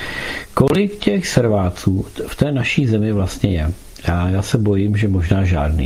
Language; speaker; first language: Czech; native; Czech